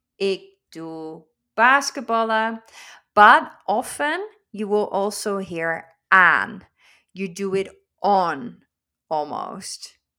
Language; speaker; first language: English; non-native, fluent; Dutch